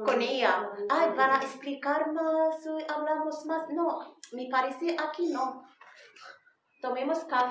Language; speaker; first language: Spanish; non-native, learner; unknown